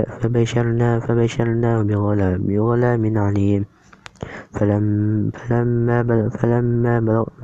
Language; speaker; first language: Arabic; non-native, learner; Indonesian